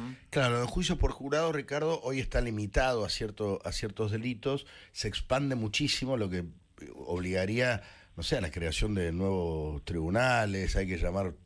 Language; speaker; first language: Spanish; native; Spanish